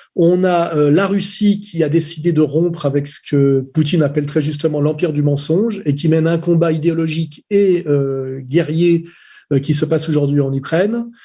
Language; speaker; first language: French; native; French